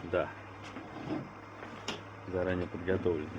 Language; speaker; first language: Russian; native; Russian